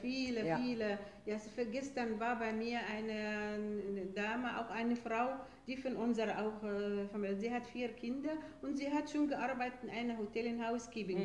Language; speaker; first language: German; non-native, fluent; Arabic